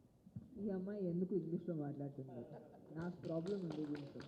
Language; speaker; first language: Telugu; non-native, fluent; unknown